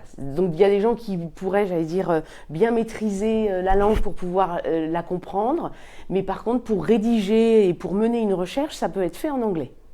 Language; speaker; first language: French; native; French